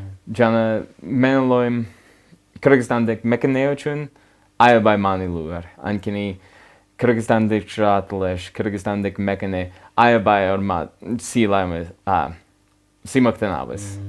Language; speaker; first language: Kyrgyz; non-native, learner; English